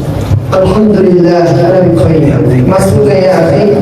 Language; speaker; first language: Arabic; non-native, learner; Bangla